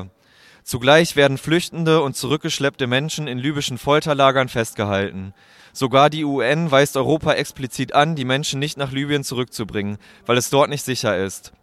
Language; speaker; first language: German; native; German